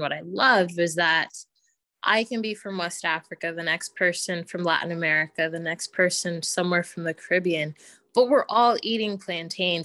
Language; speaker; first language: English; native; English